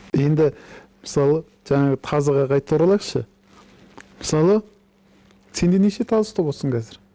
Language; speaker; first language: Kazakh; early bilingual, heritage; Kazakh